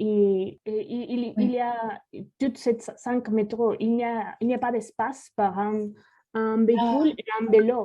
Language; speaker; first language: French; non-native, learner; Spanish